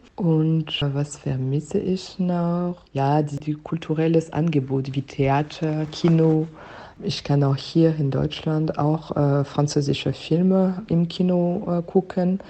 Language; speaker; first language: German; non-native, fluent; French